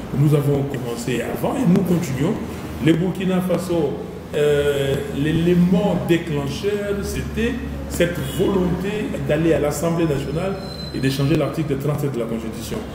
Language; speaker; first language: French; non-native, local second language; Lingala